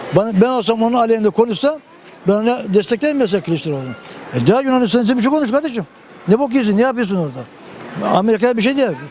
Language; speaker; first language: Turkish; native; Turkish